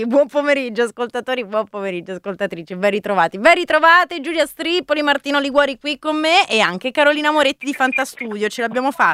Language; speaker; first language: Italian; native; Italian